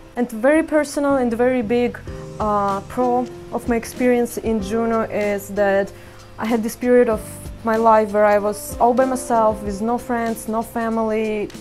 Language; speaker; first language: English; non-native, fluent; Ukrainian